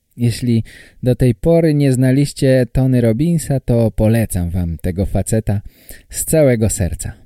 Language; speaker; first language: Polish; native; Polish